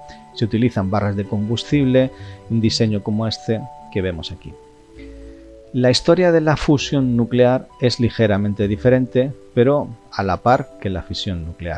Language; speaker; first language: Spanish; native; Spanish